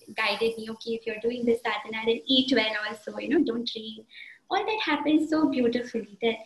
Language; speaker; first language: English; non-native, local second language; Marathi